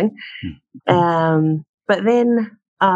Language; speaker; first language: English; native; English